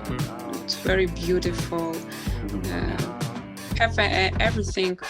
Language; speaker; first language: English; non-native, learner; Ukrainian